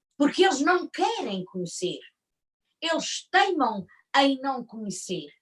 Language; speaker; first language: Portuguese; native; Portuguese